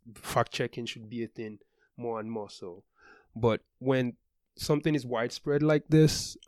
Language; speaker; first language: English; non-native, local second language; Yoruba